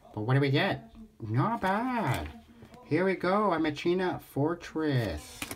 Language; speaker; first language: English; native; English